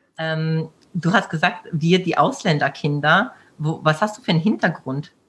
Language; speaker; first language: German; early bilingual, other home language; Polish